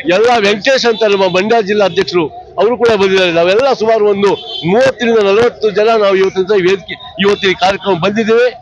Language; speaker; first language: Kannada; non-native, local second language; Lambadi